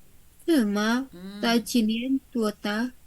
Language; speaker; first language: Chinese; non-native, learner; Indonesian